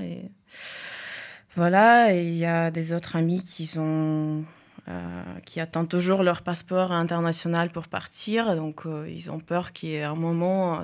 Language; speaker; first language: French; non-native, fluent; Russian